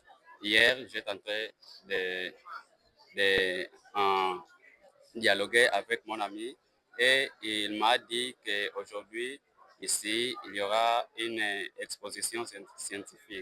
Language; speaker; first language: French; non-native, learner; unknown